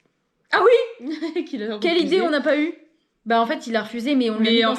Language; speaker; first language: French; native; French